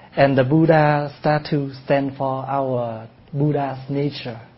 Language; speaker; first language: English; non-native, fluent; Vietnamese